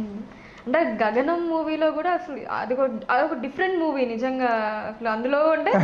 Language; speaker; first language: Telugu; native; Telugu